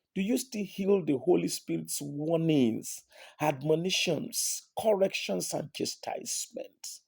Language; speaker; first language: English; non-native, local second language; Yoruba